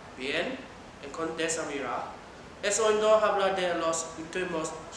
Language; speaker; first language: Spanish; non-native, learner; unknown